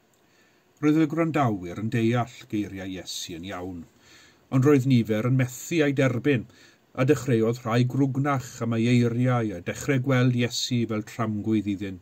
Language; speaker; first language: Welsh; native; Welsh